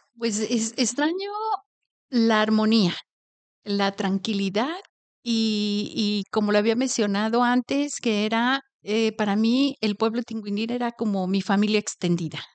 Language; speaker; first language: Spanish; native; Spanish